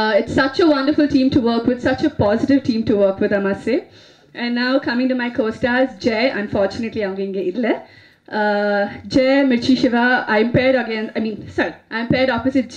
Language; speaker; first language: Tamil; non-native, fluent; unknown